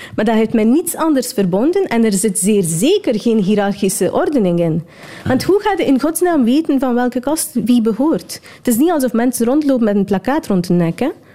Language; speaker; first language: Dutch; non-native, fluent; Tamil